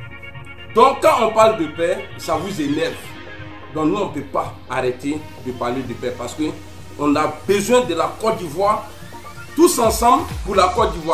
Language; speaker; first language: French; native; French